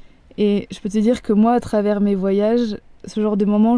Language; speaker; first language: French; native; French